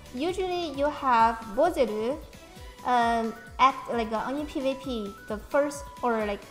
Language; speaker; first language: English; non-native, fluent; Chinese